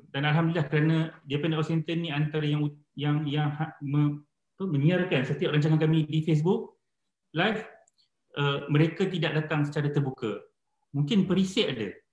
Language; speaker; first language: Malay; native; Malay